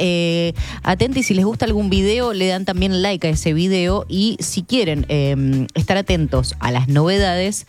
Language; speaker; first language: Spanish; native; Spanish